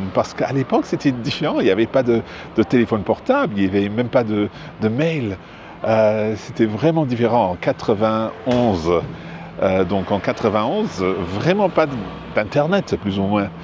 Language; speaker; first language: French; non-native, fluent; English